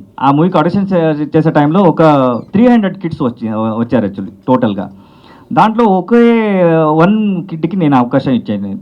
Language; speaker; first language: Telugu; non-native, learner; Kannada